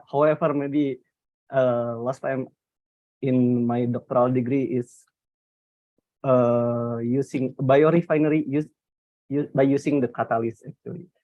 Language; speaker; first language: English; non-native, learner; Indonesian